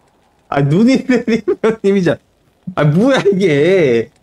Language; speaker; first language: Korean; native; Korean